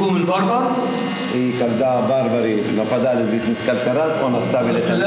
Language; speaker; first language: Russian; non-native, learner; Arabic